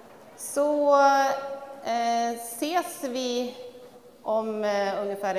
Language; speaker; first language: Swedish; native; Swedish